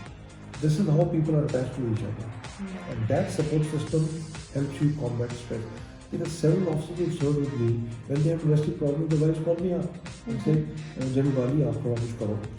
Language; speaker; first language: English; non-native, local second language; Hindi